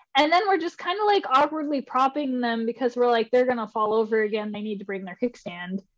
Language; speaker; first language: English; native; English